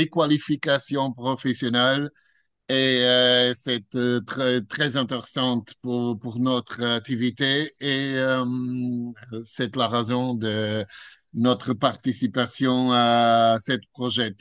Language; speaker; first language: French; non-native, learner; Portuguese